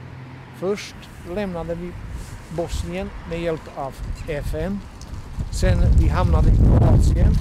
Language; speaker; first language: Swedish; non-native, fluent; Bosnian